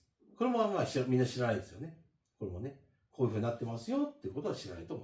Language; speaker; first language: Japanese; native; Japanese